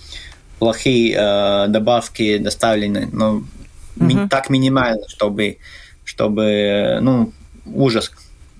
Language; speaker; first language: Russian; non-native, local second language; Latvian